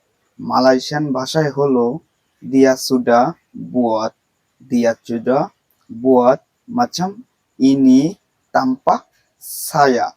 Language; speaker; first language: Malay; non-native, fluent; Bangla